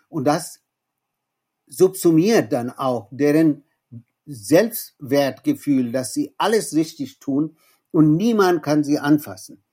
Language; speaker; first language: German; non-native, fluent; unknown